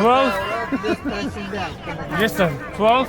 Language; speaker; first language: English; non-native, fluent; Albanian